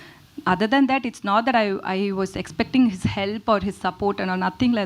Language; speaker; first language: Telugu; non-native, learner; Tamil